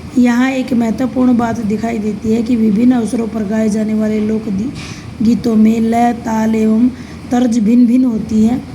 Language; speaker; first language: Hindi; native; Hindi